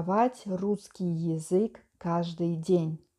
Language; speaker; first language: Russian; non-native, fluent; Spanish